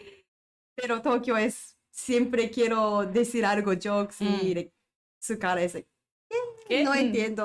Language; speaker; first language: Spanish; non-native, learner; Japanese